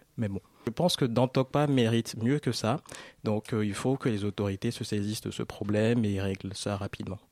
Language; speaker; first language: French; non-native, local second language; Fon